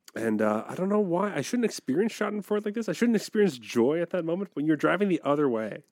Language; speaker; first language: English; native; English